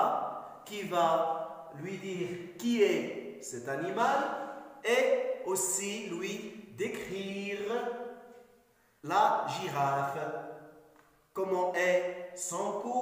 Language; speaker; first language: French; non-native, local second language; Arabic